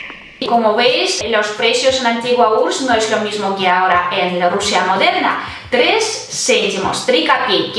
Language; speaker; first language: Spanish; non-native, fluent; Russian